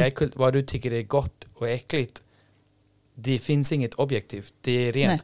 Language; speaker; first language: Swedish; non-native, fluent; Icelandic